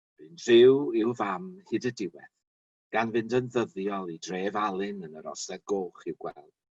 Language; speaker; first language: Welsh; native; Welsh